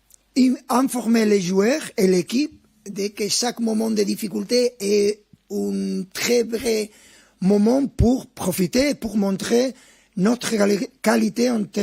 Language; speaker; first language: French; non-native, fluent; Spanish